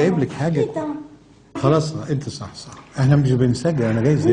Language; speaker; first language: Arabic; native; Arabic